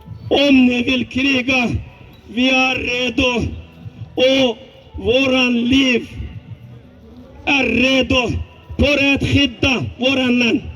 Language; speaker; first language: Swedish; non-native, learner; Uyghur